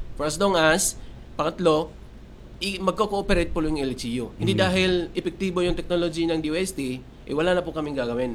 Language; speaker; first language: Filipino; non-native, local second language; Cebuano